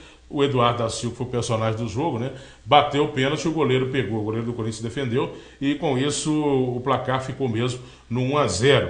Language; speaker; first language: Portuguese; native; Portuguese